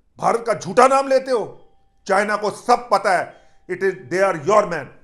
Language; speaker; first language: Hindi; native; Hindi